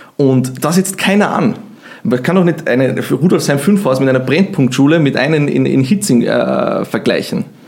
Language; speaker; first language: German; early bilingual, other home language; Bosnian